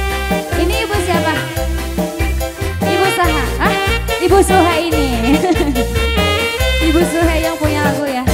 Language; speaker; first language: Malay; non-native, local second language; Sundanese